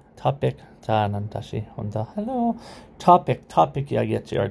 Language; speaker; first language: Korean; non-native, learner; English